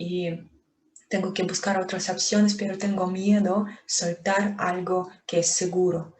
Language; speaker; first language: Spanish; non-native, fluent; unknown